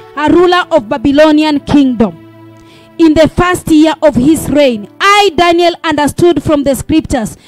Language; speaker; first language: English; non-native, local second language; Swahili